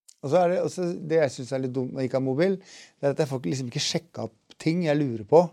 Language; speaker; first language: Norwegian; native; Norwegian